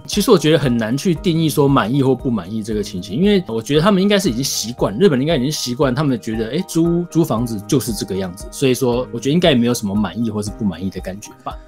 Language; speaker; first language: Chinese; native; Chinese